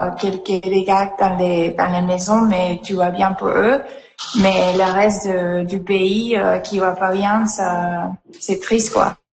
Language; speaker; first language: French; non-native, fluent; Spanish